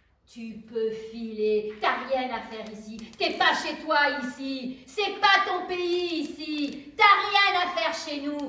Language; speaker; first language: French; native; French